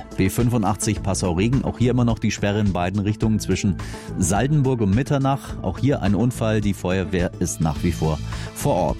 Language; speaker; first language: German; native; German